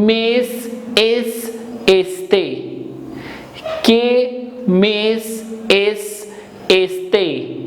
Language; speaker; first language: Spanish; non-native, learner; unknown